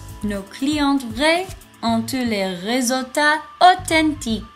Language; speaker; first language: French; non-native, learner; English